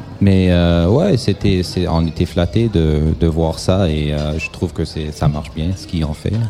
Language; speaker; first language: French; non-native, local second language; English